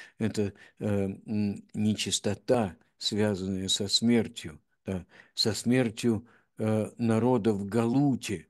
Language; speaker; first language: Russian; native; Russian